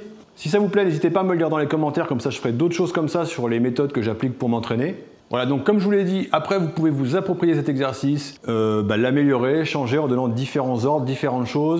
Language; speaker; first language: French; native; French